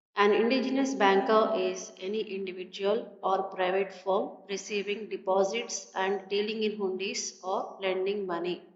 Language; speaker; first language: English; non-native, local second language; Telugu